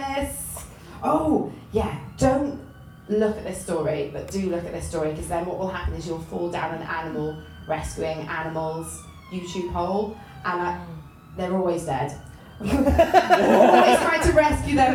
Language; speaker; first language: English; native; English